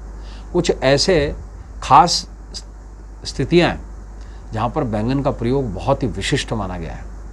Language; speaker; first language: Hindi; native; Hindi